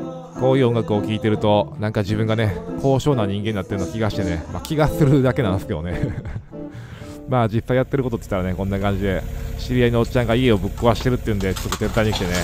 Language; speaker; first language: Japanese; native; Japanese